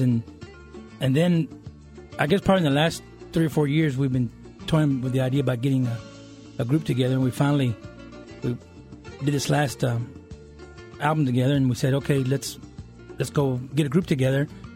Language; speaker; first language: English; early bilingual, other home language; Spanish